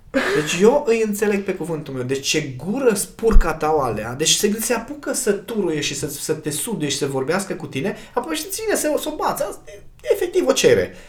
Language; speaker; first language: Romanian; native; Romanian